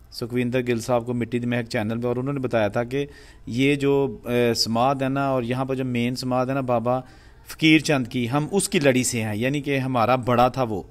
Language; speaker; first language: Urdu; non-native, local second language; Punjabi